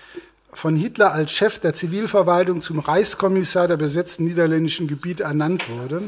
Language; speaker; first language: German; native; German